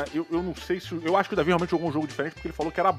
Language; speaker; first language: Portuguese; native; Portuguese